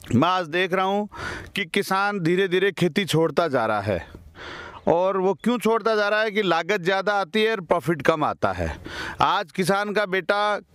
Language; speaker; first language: Hindi; native; Hindi